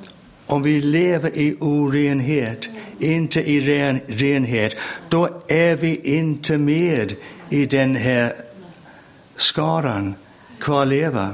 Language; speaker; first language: Swedish; non-native, fluent; English